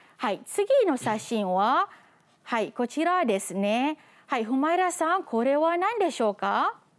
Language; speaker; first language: Japanese; non-native, fluent; Malay